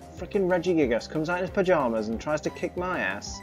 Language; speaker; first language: English; native; English